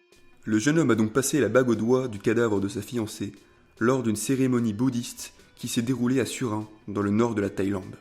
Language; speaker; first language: French; native; French